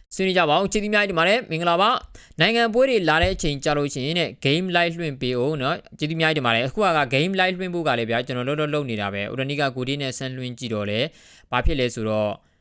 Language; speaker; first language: Burmese; native; Burmese